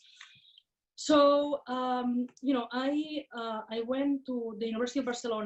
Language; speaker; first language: English; non-native, fluent; Spanish